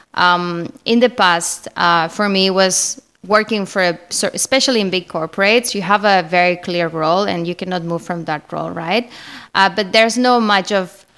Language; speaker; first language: English; non-native, fluent; Spanish